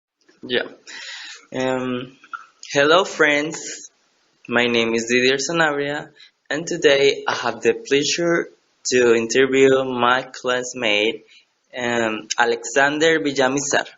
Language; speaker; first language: English; non-native, learner; Spanish